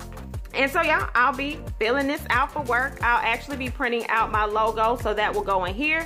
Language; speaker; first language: English; native; English